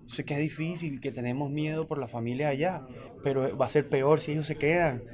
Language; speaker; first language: Spanish; native; Spanish